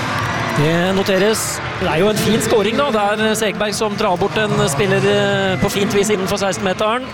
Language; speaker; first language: Norwegian; native; Norwegian